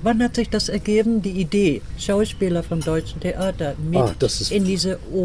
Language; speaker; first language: German; native; German